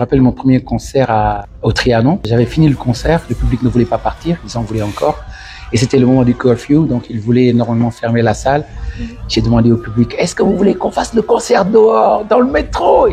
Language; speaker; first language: French; non-native, local second language; Wolof